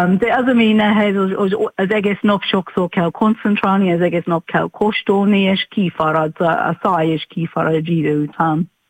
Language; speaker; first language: Hungarian; non-native, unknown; English